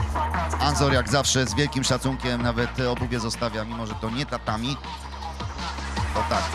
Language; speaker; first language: Polish; native; Polish